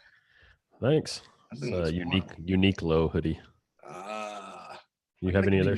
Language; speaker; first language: English; native; English